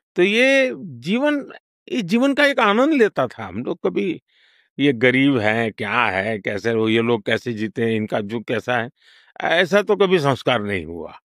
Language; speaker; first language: Hindi; non-native, local second language; Gujarati